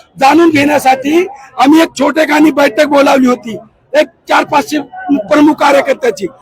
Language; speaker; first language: Marathi; non-native, local second language; Lambadi